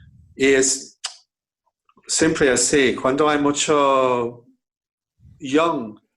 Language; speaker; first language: Spanish; non-native, fluent; English